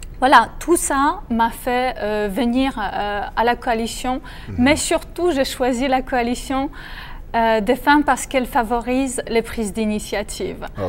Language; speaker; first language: French; non-native, fluent; Polish